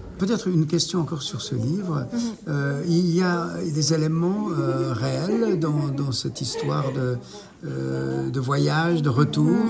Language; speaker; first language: French; native; French